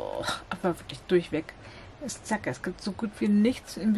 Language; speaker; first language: German; native; German